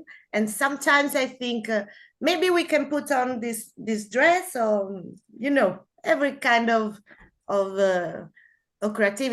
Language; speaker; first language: English; non-native, learner; Spanish